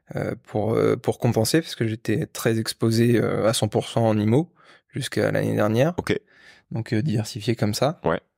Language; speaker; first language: French; native; French